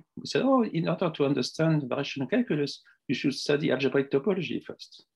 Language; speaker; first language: English; non-native, fluent; French